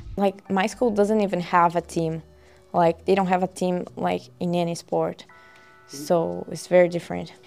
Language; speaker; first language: English; non-native, fluent; Portuguese